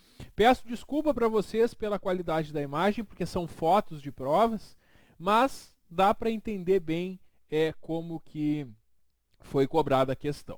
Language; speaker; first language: Portuguese; native; Portuguese